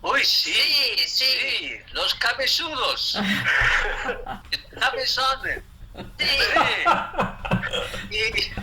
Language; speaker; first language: Spanish; non-native, fluent; English